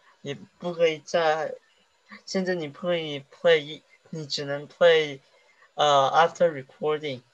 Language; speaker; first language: Chinese; early bilingual, heritage; Chinese